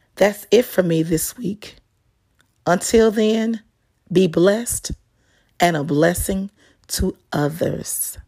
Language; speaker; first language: English; native; English